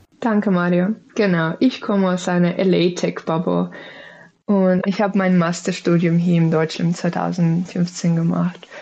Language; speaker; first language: German; non-native, fluent; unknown